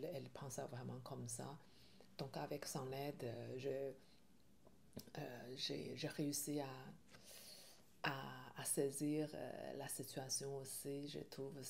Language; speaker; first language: French; non-native, learner; Chinese